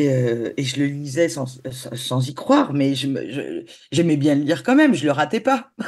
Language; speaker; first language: French; native; French